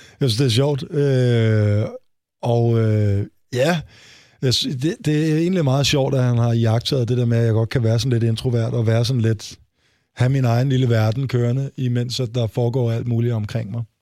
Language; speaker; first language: Danish; native; Danish